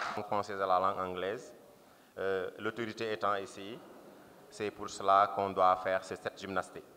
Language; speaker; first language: French; non-native, local second language; Wolof